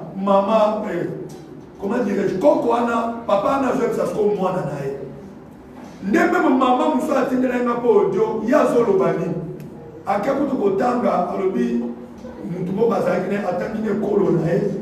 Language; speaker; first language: Lingala; non-native, local second language; Kituba (Democratic Republic of Congo)